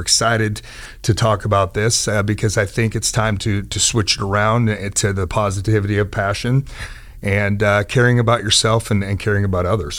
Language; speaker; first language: English; native; English